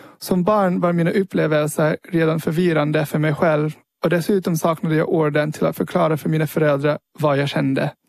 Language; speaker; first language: Swedish; early bilingual, heritage; Swedish